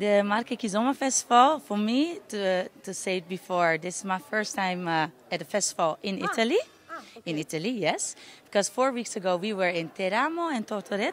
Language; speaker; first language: English; non-native, fluent; Dutch